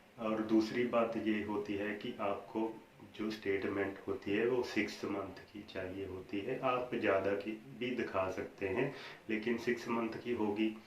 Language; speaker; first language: Hindi; non-native, local second language; Punjabi